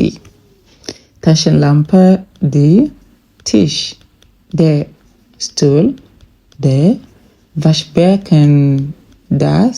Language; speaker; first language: German; non-native, fluent; English